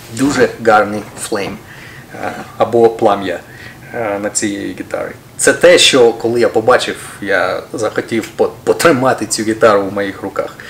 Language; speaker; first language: Ukrainian; non-native, local second language; Russian